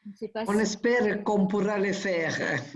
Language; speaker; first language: French; non-native, fluent; Italian